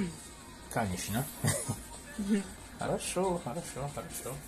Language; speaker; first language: Russian; non-native, learner; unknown